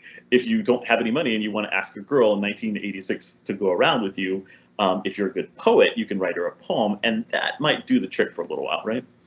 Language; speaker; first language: English; early bilingual, other home language; Spanish